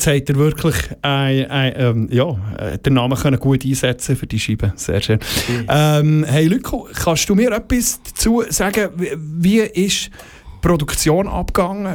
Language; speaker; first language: German; native; German